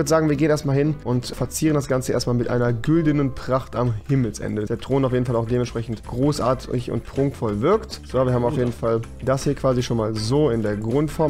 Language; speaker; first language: German; native; German